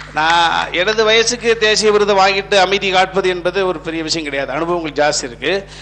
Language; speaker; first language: Tamil; native; Tamil